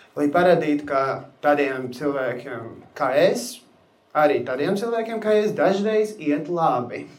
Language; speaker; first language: Latvian; non-native, local second language; Russian